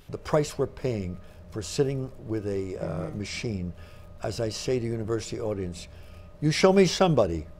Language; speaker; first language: English; native; English